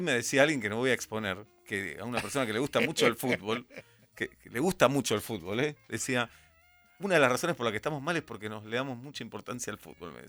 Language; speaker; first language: Spanish; native; Spanish